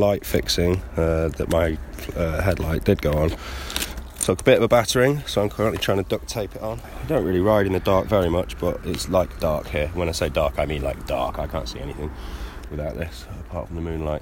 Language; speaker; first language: English; native; English